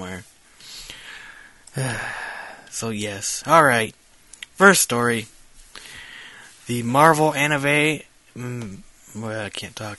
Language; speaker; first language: English; native; English